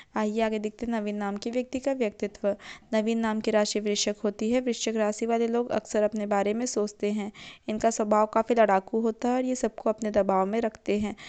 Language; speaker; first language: Hindi; native; Hindi